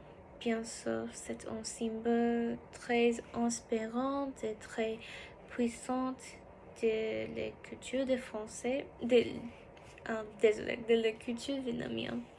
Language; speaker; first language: French; non-native, learner; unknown